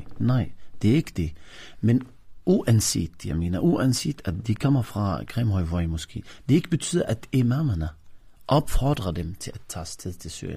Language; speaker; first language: Danish; non-native, fluent; Arabic